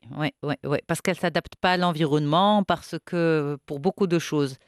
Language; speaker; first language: French; non-native, local second language; Arabic